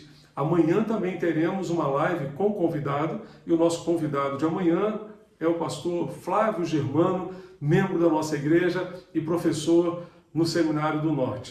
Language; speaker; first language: Portuguese; native; Portuguese